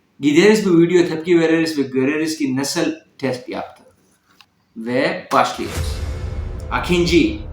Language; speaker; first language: Turkish; non-native, learner; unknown